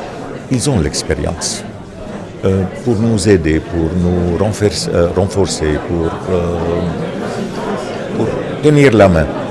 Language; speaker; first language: French; non-native, local second language; Arabic